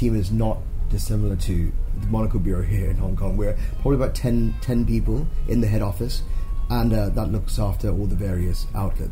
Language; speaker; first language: English; non-native, local second language; Cantonese